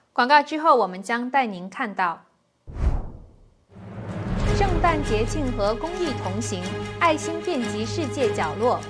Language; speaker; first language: Chinese; native; Chinese